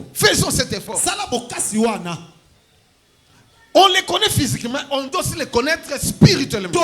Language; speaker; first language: French; non-native, local second language; Lingala